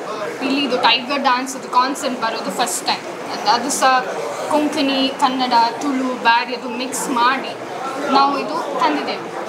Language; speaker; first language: Kannada; non-native, local second language; Konkani